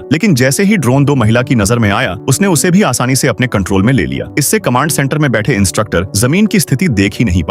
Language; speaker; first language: Hindi; native; Hindi